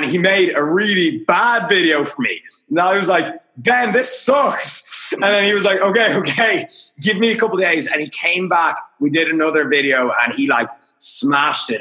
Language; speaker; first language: English; native; English